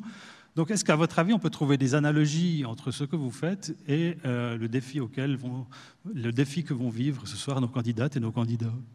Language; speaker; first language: French; native; French